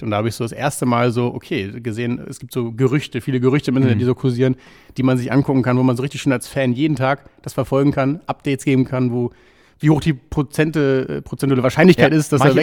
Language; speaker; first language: German; native; German